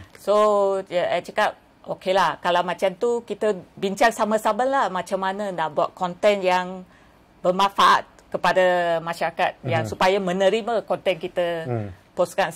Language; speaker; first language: Malay; non-native, local second language; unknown